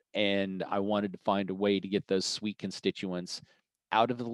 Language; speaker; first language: English; native; English